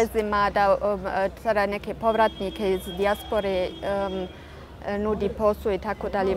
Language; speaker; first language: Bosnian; early bilingual, heritage; Bosnian